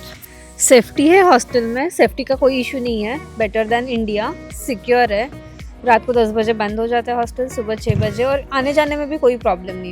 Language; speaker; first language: Hindi; native; Hindi